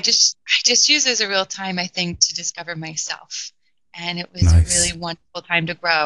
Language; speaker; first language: English; native; English